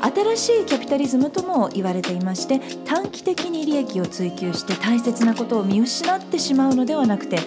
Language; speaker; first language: Japanese; native; Japanese